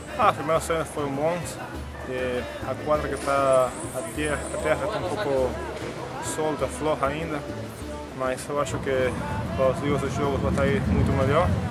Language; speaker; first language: Portuguese; non-native, fluent; Spanish